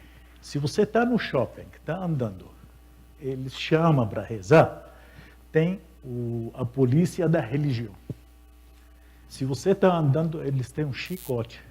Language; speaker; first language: Portuguese; non-native, fluent; Arabic